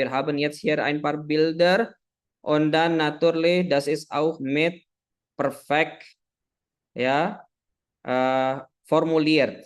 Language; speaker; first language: German; non-native, fluent; Indonesian